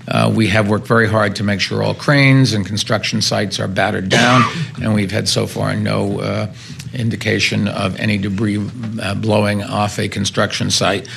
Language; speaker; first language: English; native; English